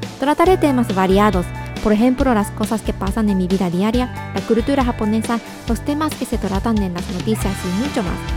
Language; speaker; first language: Spanish; non-native, fluent; Japanese